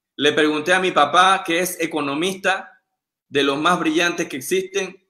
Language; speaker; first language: Spanish; native; Spanish